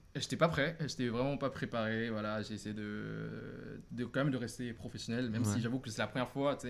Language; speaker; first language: French; non-native, fluent; Thai